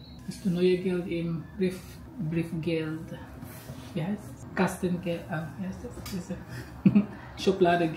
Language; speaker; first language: German; non-native, learner; Filipino